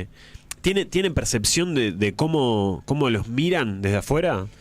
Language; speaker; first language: Spanish; native; Spanish